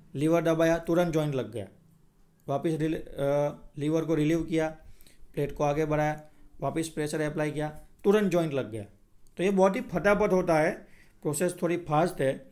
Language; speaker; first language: Hindi; non-native, local second language; Gujarati